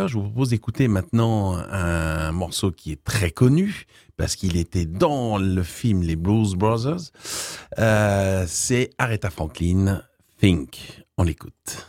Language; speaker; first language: French; native; French